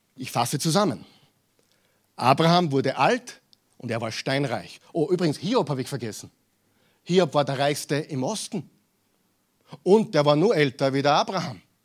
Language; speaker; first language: German; non-native, fluent; English